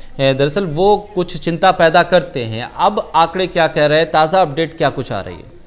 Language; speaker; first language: Hindi; native; Hindi